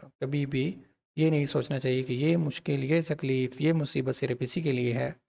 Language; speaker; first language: Urdu; non-native, local second language; Punjabi